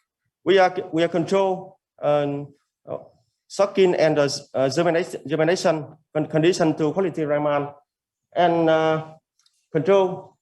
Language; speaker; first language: English; non-native, learner; Vietnamese